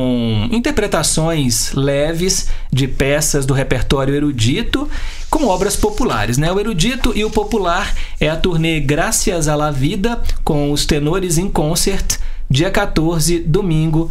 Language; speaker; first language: Portuguese; native; Portuguese